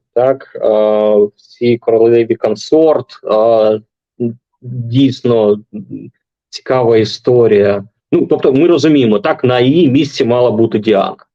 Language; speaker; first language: Ukrainian; non-native, local second language; Russian